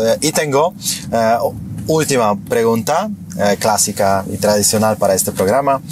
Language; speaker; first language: Spanish; non-native, fluent; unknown